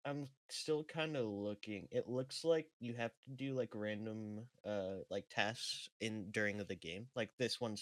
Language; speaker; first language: English; native; English